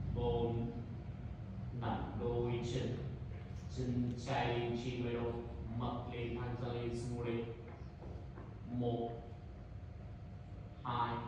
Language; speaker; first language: Vietnamese; non-native, learner; Indonesian